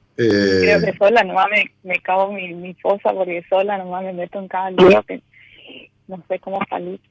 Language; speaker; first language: Spanish; native; Spanish